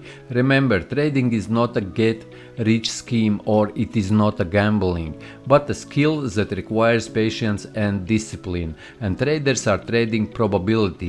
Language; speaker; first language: English; non-native, fluent; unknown